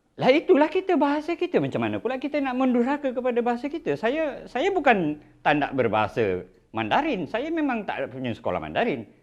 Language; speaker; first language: Malay; native; Malay